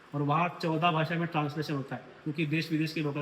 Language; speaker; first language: Hindi; non-native, local second language; Marathi